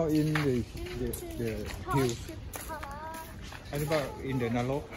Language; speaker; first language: English; non-native, learner; Thai